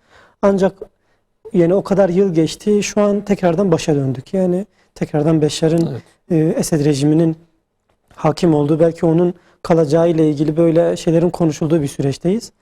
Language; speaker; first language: Turkish; native; Turkish